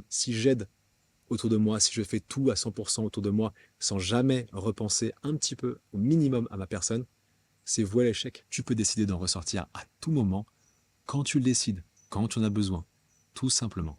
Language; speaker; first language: French; native; French